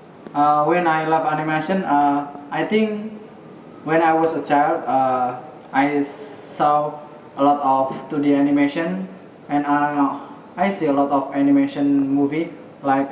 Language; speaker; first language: English; non-native, learner; Indonesian